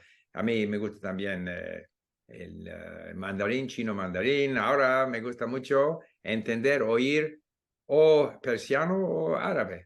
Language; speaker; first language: Spanish; non-native, fluent; English